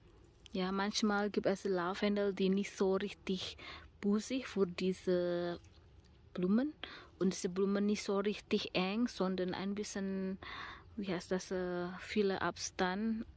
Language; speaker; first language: German; non-native, learner; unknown